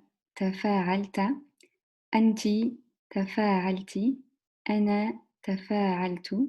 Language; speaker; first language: Arabic; non-native, learner; English